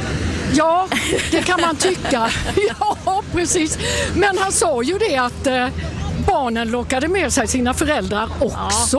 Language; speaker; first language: Swedish; native; Swedish